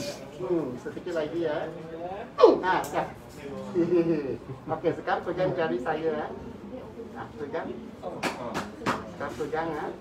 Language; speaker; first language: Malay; non-native, local second language; Cantonese